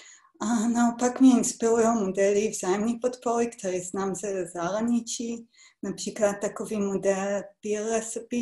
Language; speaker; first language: Czech; non-native, fluent; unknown